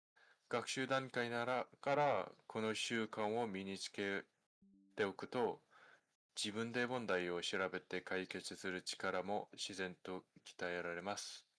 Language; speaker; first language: Japanese; non-native, fluent; Korean